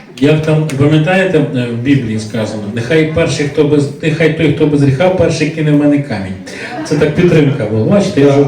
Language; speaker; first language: Ukrainian; native; Ukrainian